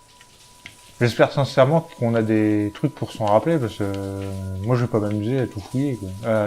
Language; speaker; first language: French; native; French